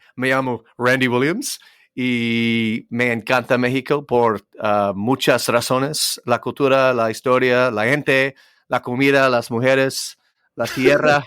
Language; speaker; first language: Spanish; non-native, learner; English